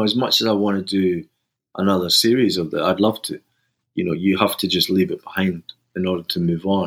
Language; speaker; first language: English; native; English